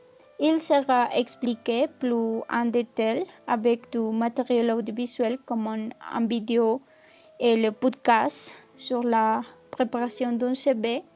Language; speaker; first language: French; non-native, learner; Spanish